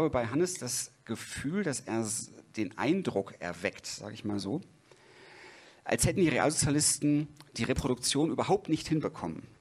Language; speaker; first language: German; native; German